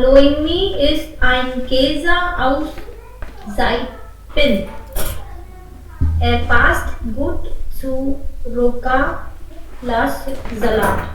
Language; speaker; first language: German; non-native, learner; Hindi